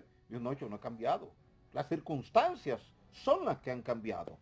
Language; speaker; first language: Spanish; native; Spanish